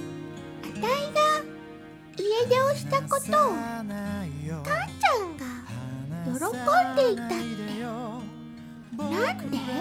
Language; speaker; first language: Japanese; native; Japanese